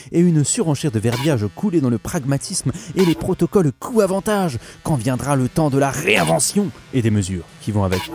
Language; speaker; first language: French; native; French